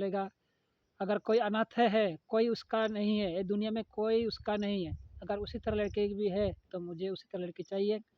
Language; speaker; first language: Hindi; non-native, local second language; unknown